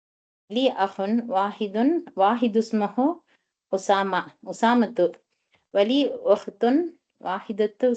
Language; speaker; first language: Arabic; non-native, learner; Tamil